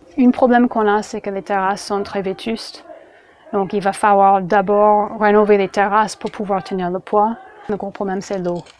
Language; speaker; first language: French; non-native, fluent; English